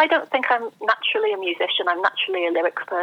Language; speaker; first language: English; native; English